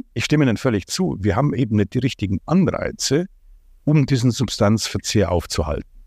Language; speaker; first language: German; non-native, fluent; Ukrainian